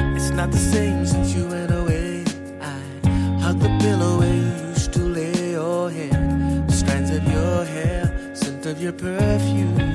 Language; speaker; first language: English; non-native, local second language; Kikuyu